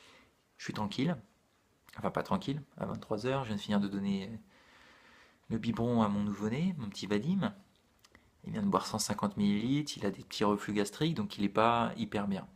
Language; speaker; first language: French; native; French